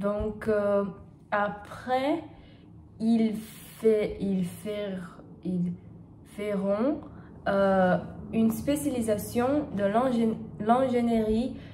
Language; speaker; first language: French; non-native, learner; Portuguese